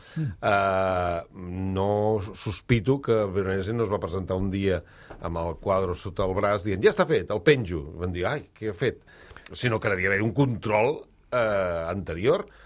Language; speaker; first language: Catalan; native; Catalan